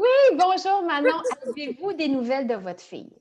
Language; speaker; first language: French; native; French